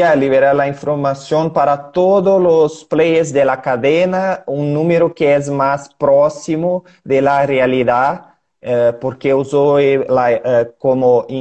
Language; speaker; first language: Spanish; non-native, learner; Portuguese